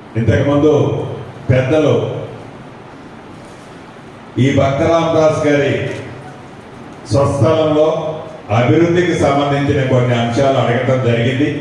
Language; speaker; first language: Telugu; native; Telugu